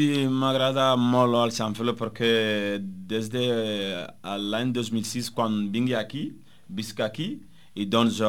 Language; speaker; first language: Catalan; non-native, learner; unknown